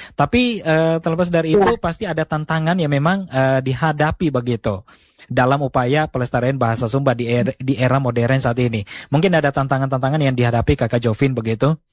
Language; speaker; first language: Indonesian; native; Indonesian